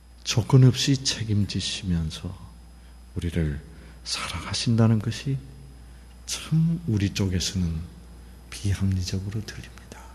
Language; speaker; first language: Korean; native; Korean